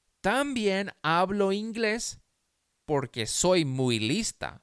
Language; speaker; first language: Spanish; non-native, fluent; English